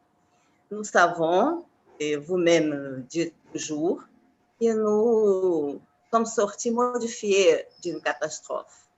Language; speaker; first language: French; non-native, fluent; Portuguese